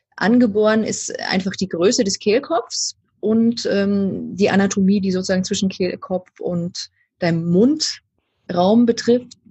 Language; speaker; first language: German; native; German